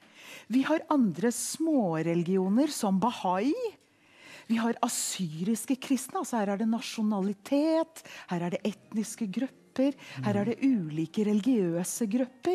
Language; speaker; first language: Norwegian; early bilingual, heritage; Norwegian